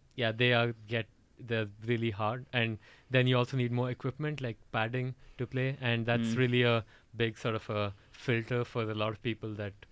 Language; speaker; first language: English; non-native, local second language; Odia